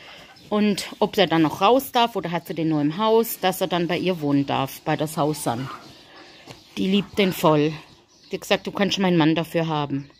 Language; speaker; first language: German; native; German